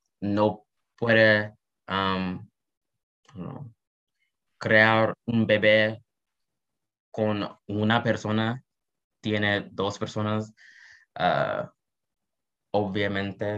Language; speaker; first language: Spanish; non-native, learner; English